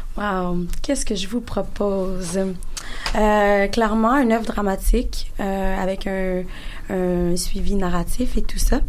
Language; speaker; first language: French; native; French